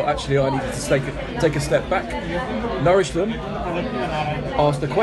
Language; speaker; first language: English; native; English